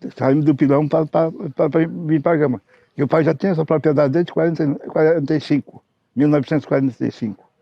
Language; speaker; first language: Portuguese; non-native, local second language; Low German